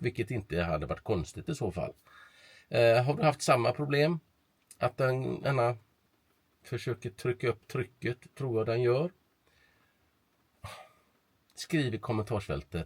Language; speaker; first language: Swedish; native; Swedish